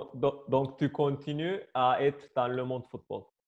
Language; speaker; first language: French; non-native, learner; Turkish